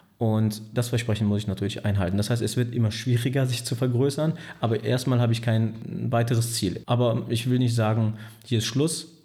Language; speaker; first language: German; early bilingual, other home language; Turkish